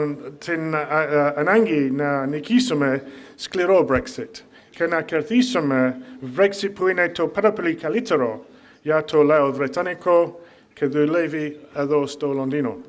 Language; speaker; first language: Greek; non-native, fluent; English